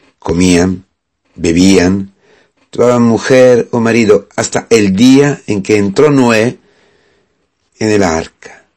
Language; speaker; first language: Spanish; non-native, fluent; Italian